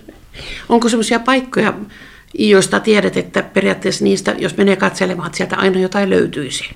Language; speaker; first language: Finnish; native; Finnish